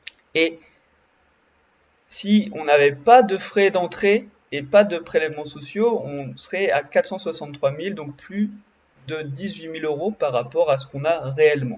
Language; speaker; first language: French; native; French